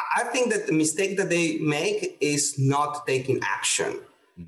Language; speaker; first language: English; non-native, fluent; Spanish